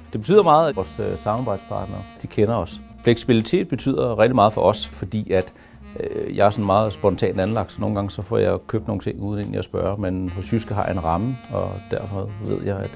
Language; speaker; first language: Danish; native; Danish